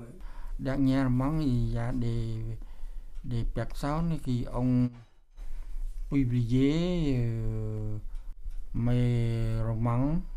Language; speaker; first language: French; non-native, fluent; Khmer